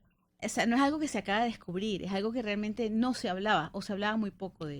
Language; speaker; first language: Spanish; native; Spanish